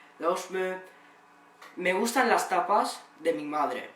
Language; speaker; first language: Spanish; non-native, learner; Polish